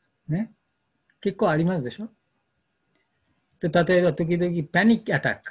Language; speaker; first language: Japanese; non-native, learner; Bangla